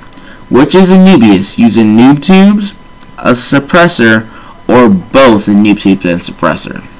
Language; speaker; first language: English; native; English